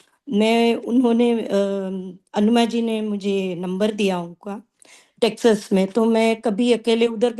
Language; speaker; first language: Hindi; non-native, local second language; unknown